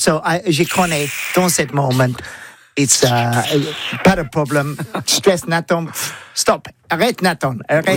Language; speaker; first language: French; non-native, learner; English